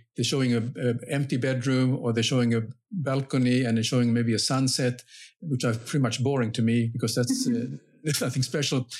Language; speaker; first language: English; non-native, fluent; Finnish